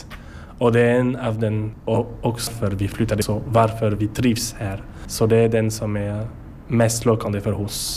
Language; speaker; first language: Swedish; non-native, learner; French